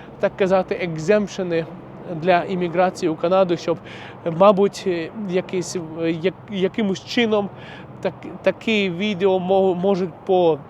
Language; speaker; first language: Ukrainian; non-native, local second language; Russian